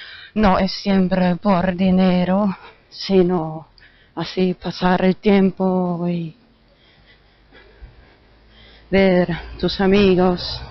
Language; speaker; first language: Spanish; non-native, fluent; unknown